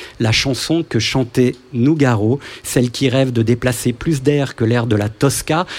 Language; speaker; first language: French; native; French